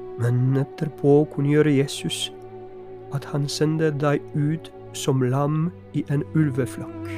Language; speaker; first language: Norwegian; non-native, fluent; Polish